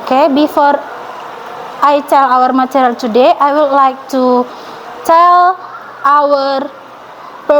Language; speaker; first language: English; non-native, learner; Indonesian